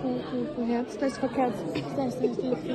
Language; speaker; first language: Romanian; early bilingual, heritage; Romanian